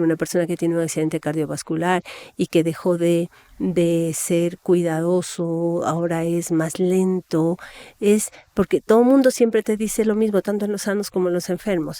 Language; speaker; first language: Spanish; native; Spanish